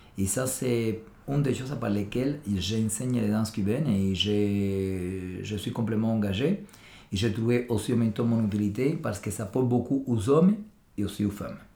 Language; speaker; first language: French; non-native, fluent; Spanish